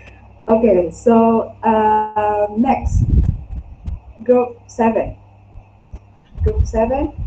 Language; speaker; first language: English; non-native, fluent; Indonesian